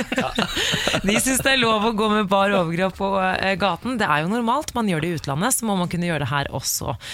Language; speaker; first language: Norwegian; early bilingual, other home language; English